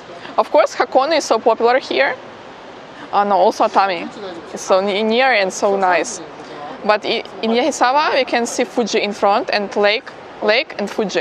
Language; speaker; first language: English; non-native, fluent; Ukrainian